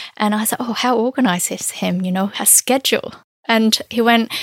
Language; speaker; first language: English; non-native, fluent; Chinese